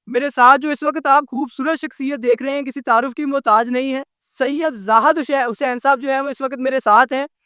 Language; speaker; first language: Urdu; non-native, local second language; Punjabi